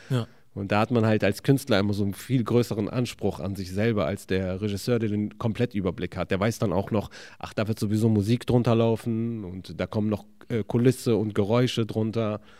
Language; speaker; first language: German; early bilingual, other home language; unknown